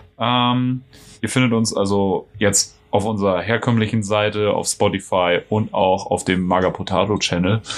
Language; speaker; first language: German; native; German